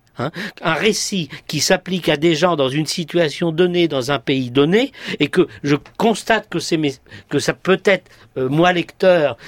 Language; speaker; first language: French; native; French